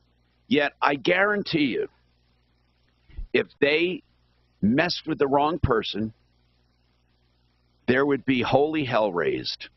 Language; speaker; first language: English; native; English